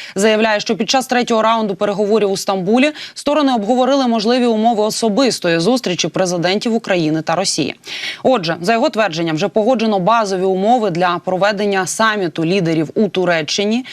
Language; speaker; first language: Ukrainian; native; Ukrainian